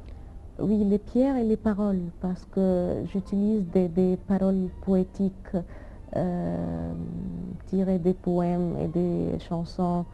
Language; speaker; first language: French; non-native, fluent; Arabic